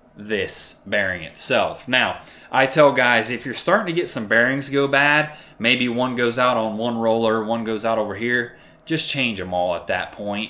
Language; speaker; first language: English; native; English